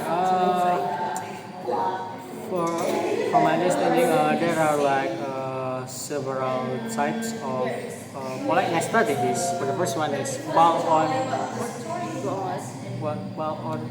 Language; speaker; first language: English; non-native, learner; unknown